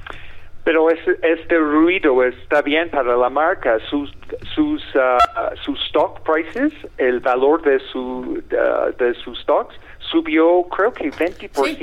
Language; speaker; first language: Spanish; non-native, fluent; English